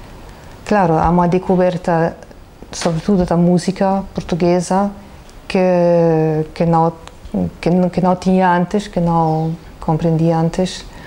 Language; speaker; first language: Portuguese; non-native, fluent; German